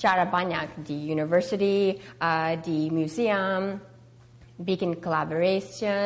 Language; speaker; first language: Indonesian; early bilingual, heritage; English